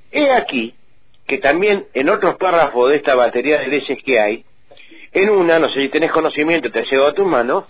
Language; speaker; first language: Spanish; native; Spanish